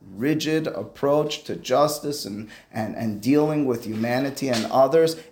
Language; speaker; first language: English; native; English